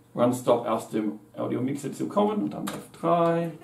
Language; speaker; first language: German; non-native, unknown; English